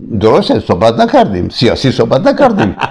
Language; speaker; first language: Persian; early bilingual, other home language; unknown